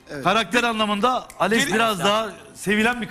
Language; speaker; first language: Turkish; native; Turkish